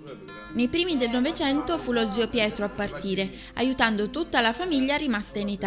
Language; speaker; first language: Italian; native; Italian